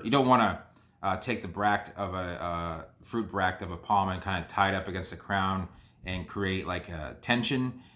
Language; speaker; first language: English; native; English